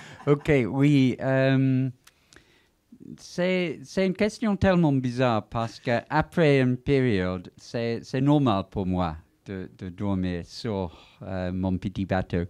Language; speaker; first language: French; non-native, fluent; English